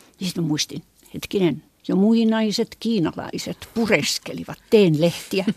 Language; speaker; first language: Finnish; native; Finnish